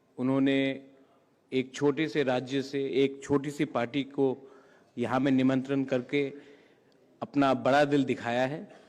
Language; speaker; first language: Hindi; non-native, local second language; Kok Borok